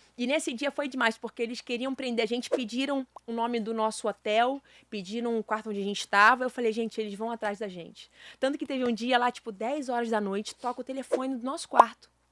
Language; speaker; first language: Portuguese; native; Portuguese